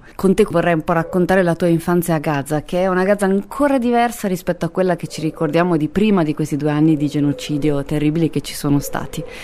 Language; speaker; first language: Italian; native; Italian